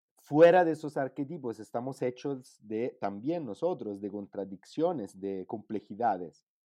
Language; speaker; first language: Spanish; non-native, fluent; Italian